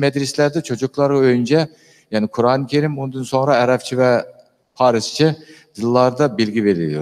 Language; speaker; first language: Turkish; non-native, learner; Uyghur